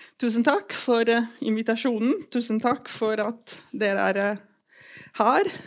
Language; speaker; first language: Norwegian; non-native, fluent; Italian